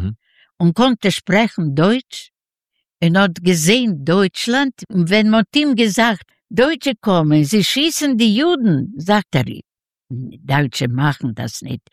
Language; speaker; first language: German; non-native, learner; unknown